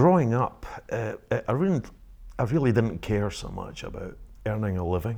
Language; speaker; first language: English; native; English